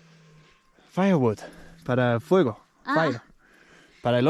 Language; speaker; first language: Spanish; non-native, learner; English